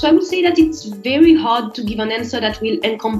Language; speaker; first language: English; non-native, fluent; French